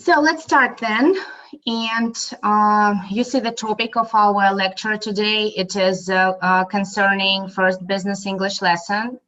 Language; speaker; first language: English; non-native, fluent; Russian